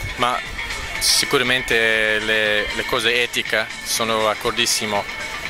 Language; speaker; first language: Italian; non-native, fluent; English